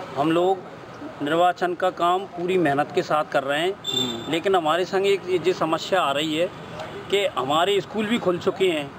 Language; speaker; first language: Hindi; native; Hindi